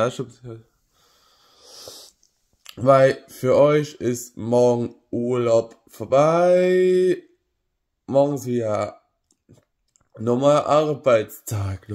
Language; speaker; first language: German; non-native, learner; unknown